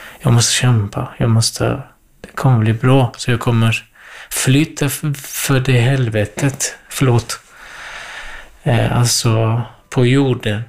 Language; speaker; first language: Swedish; non-native, fluent; Kurdish